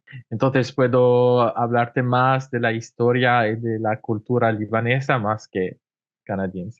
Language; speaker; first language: Spanish; non-native, fluent; Arabic